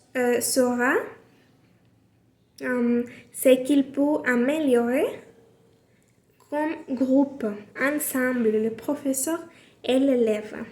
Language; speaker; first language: French; non-native, learner; Spanish